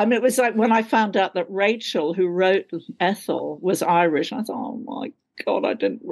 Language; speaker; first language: English; native; English